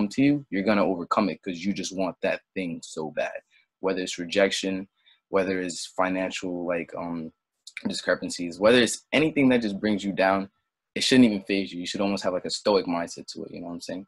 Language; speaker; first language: English; early bilingual, other home language; French